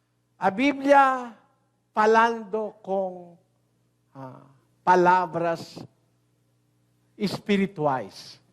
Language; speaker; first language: Portuguese; non-native, learner; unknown